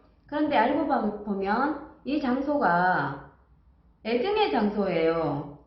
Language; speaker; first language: Korean; native; Korean